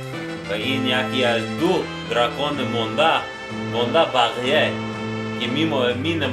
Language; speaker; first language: Persian; non-native, learner; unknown